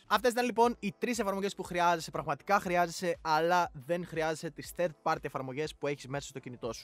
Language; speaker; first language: Greek; native; Greek